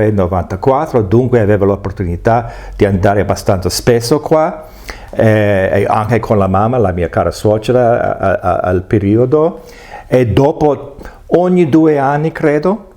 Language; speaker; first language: Italian; non-native, fluent; English